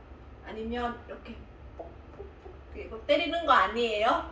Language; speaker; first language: Korean; non-native, fluent; Vietnamese